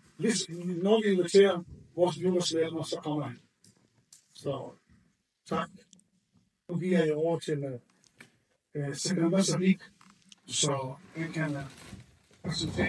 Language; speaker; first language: Danish; non-native, fluent; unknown